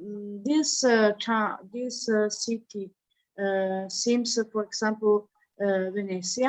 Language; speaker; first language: English; non-native, learner; Italian